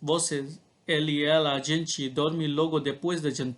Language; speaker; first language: Portuguese; non-native, learner; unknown